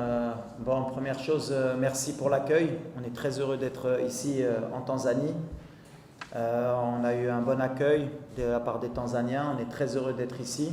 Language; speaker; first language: French; early bilingual, other home language; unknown